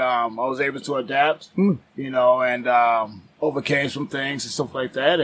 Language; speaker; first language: English; native; English